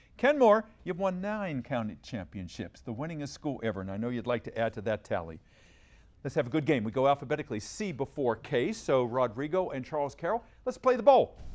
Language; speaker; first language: English; native; English